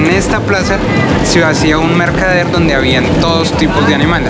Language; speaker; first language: Spanish; native; Spanish